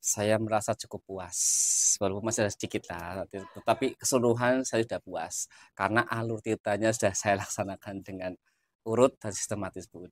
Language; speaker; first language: Indonesian; native; Indonesian